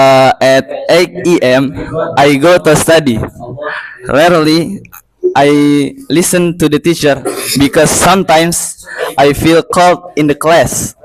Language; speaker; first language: English; non-native, learner; Indonesian